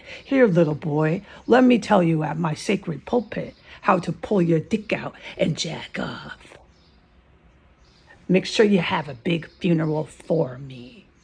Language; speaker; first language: English; native; English